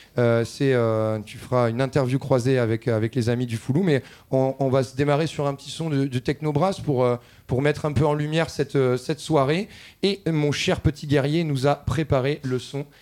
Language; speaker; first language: French; native; French